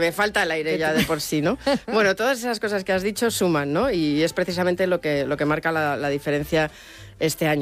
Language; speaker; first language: Spanish; native; Spanish